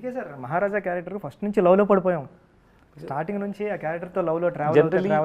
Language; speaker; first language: Telugu; native; Telugu